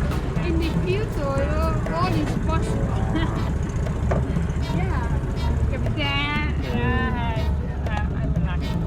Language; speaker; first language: English; non-native, learner; Italian